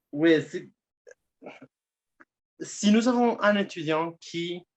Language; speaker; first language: French; non-native, fluent; Spanish